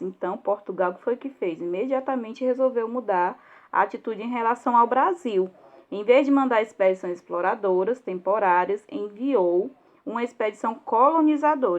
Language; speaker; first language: Portuguese; native; Portuguese